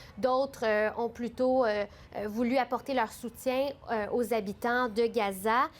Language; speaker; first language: French; native; French